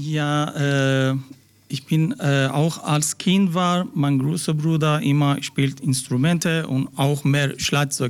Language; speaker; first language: German; non-native, learner; Persian